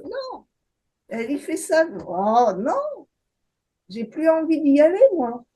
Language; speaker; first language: French; native; French